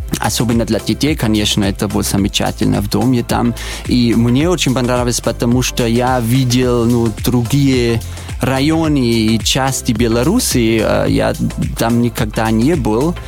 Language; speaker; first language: Russian; non-native, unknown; German